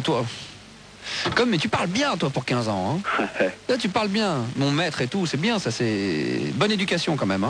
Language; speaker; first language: French; native; French